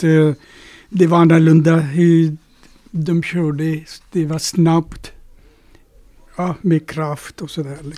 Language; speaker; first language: Swedish; non-native, fluent; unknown